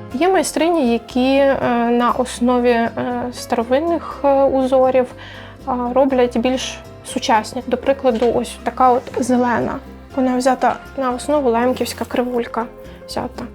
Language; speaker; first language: Ukrainian; native; Ukrainian